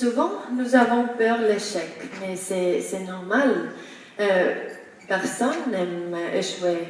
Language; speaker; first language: French; non-native, fluent; Estonian